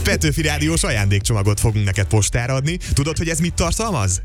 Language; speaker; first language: Hungarian; native; Hungarian